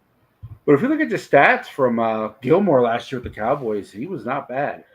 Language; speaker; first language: English; native; English